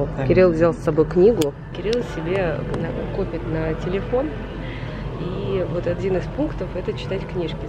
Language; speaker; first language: Russian; native; Russian